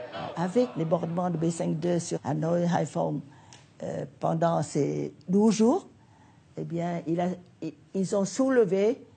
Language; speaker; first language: French; non-native, fluent; Vietnamese